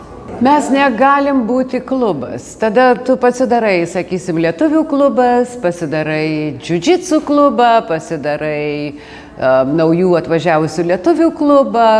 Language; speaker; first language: Lithuanian; early bilingual, heritage; Lithuanian